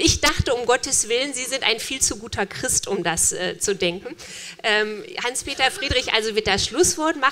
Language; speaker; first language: German; native; German